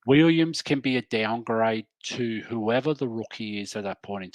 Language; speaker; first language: English; native; English